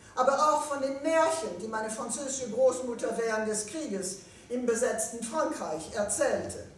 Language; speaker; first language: German; non-native, fluent; French